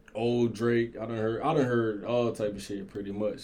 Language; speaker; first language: English; native; English